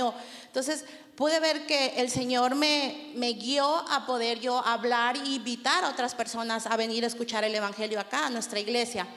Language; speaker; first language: Spanish; native; Spanish